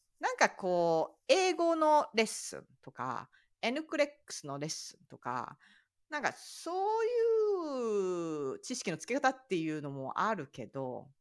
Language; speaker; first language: Japanese; native; Japanese